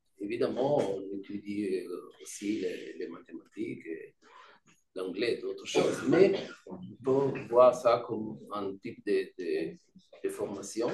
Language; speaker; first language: French; non-native, fluent; Hebrew